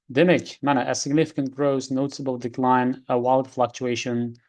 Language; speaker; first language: English; non-native, fluent; Uzbek